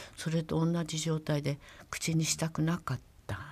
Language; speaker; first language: Japanese; native; Japanese